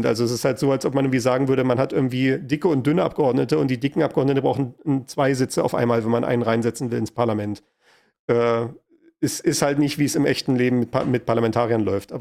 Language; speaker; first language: German; native; German